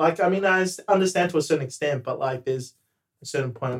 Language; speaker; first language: English; native; English